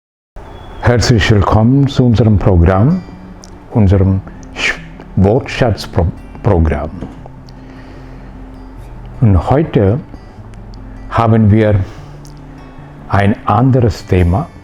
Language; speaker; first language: German; non-native, fluent; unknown